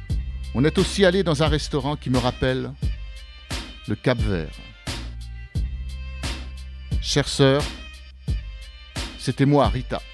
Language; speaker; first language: French; non-native, learner; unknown